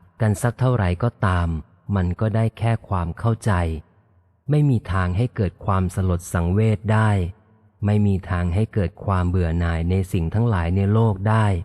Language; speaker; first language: Thai; native; Thai